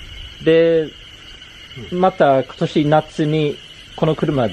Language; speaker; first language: Japanese; non-native, fluent; English